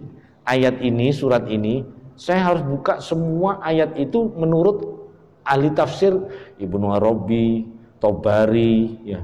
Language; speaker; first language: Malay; non-native, local second language; Javanese